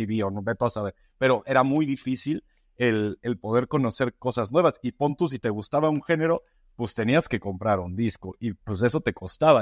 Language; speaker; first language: Spanish; native; Spanish